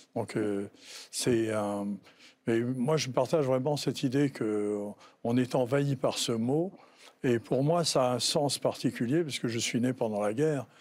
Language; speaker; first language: French; native; French